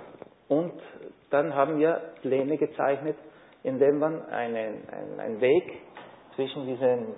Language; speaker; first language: German; non-native, fluent; Spanish